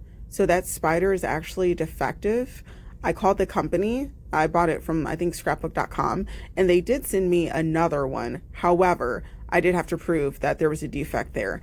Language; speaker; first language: English; native; English